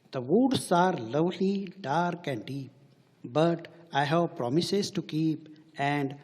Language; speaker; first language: English; non-native, local second language; Marathi